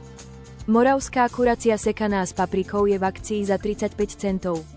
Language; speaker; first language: Slovak; native; Slovak